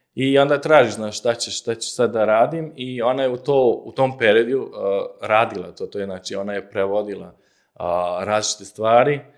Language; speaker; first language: Serbian; non-native, fluent; Slovenian